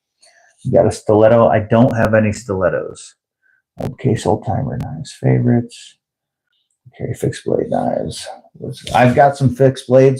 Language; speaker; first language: English; native; English